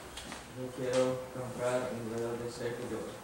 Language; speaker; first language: Spanish; non-native, learner; English